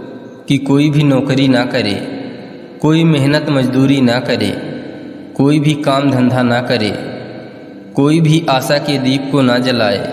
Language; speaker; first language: Hindi; native; Hindi